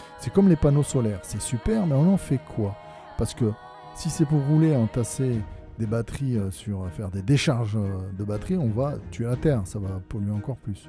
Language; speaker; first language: French; native; French